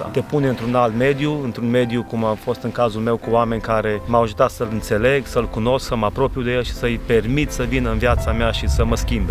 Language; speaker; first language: Romanian; native; Romanian